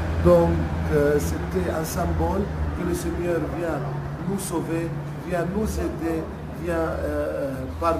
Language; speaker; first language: French; non-native, local second language; Arabic